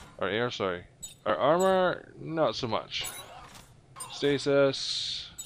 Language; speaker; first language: English; native; English